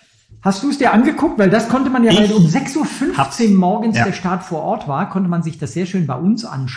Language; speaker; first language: German; native; German